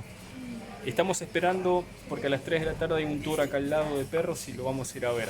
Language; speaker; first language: Spanish; native; Spanish